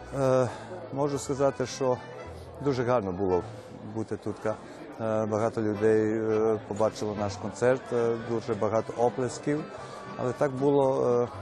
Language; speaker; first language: Ukrainian; early bilingual, heritage; Ukrainian